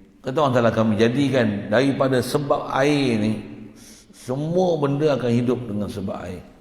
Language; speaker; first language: Malay; native; Malay